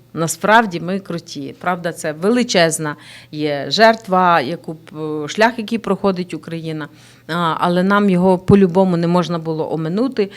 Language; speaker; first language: Ukrainian; native; Ukrainian